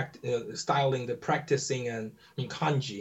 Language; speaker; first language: English; non-native, learner; Chinese